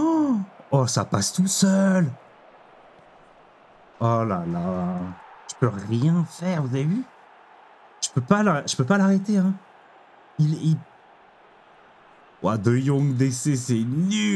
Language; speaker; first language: French; native; French